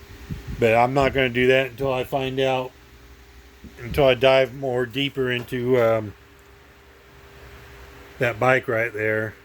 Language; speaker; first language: English; native; English